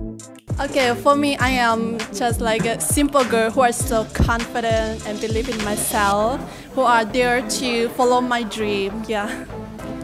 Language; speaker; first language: English; non-native, fluent; Lao